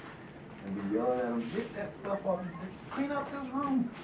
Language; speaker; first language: English; native; English